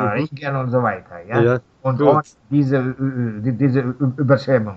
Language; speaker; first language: German; non-native, learner; Russian